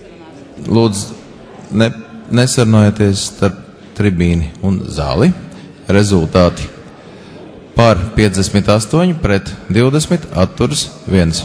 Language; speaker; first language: Latvian; native; Latvian